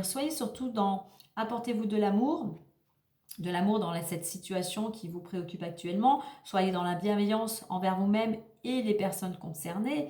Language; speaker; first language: French; native; French